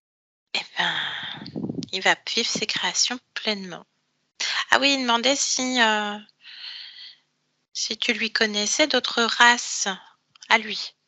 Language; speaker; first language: French; native; French